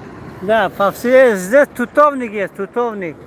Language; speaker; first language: Russian; non-native, learner; Tajik